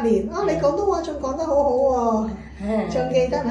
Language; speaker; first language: Cantonese; native; Cantonese